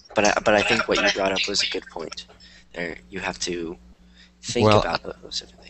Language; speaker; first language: English; native; English